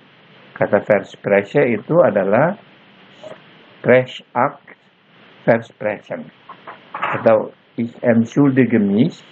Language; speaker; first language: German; non-native, fluent; Indonesian